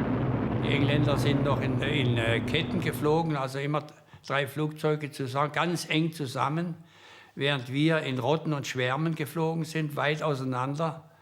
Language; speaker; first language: German; native; German